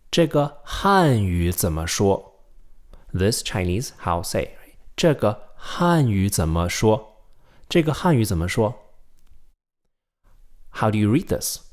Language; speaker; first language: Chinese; non-native, fluent; English